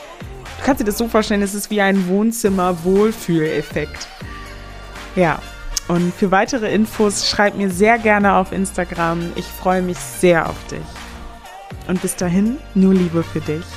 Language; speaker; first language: German; native; German